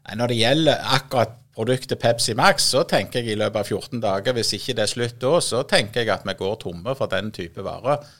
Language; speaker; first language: Norwegian; native; Norwegian